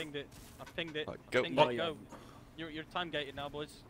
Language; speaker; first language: English; native; English